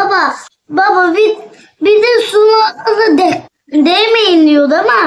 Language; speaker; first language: Turkish; native; Turkish